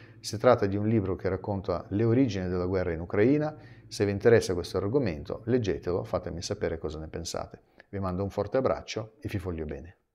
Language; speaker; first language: Italian; non-native, fluent; Russian